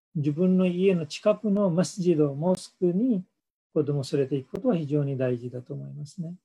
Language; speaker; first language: Japanese; non-native, fluent; Urdu